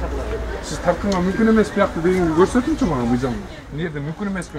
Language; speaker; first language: Kyrgyz; native; Kyrgyz